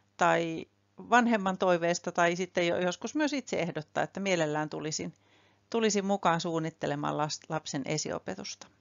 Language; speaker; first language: Finnish; native; Finnish